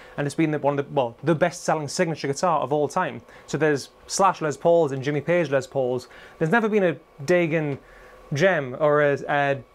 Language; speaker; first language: English; native; English